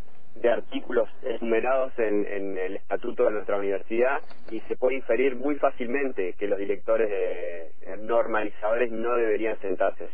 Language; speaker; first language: Spanish; native; Spanish